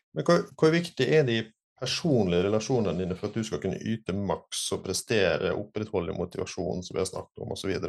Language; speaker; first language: Norwegian; native; Norwegian